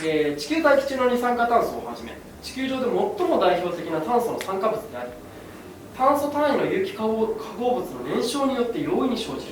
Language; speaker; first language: Japanese; native; Japanese